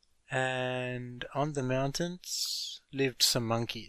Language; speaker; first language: English; native; English